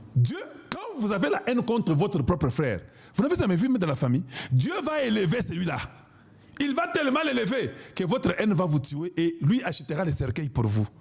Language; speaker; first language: French; non-native, local second language; Lingala